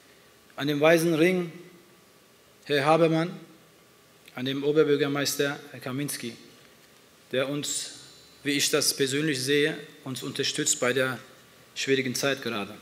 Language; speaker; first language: German; early bilingual, other home language; Turkish